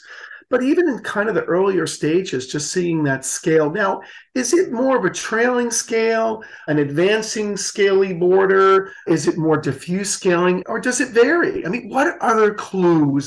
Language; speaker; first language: English; native; English